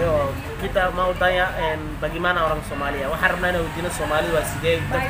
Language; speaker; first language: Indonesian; non-native, fluent; Somali